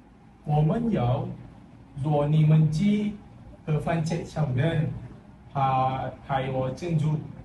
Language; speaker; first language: Chinese; non-native, learner; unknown